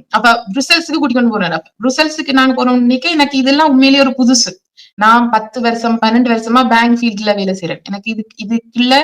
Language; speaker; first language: Tamil; early bilingual, heritage; Tamil